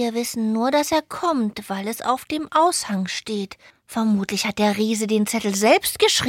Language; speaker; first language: German; native; German